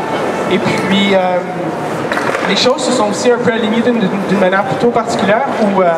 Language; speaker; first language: French; native; French